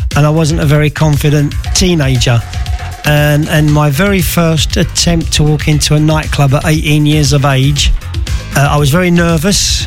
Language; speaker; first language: English; native; English